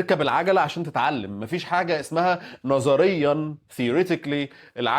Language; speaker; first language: Arabic; native; Arabic